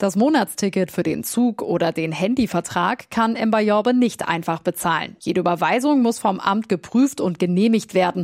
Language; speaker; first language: German; native; German